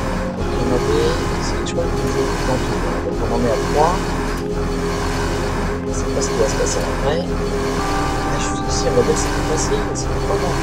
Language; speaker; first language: French; native; French